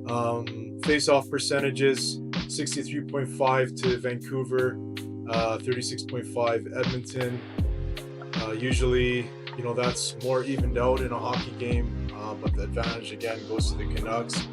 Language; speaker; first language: English; native; English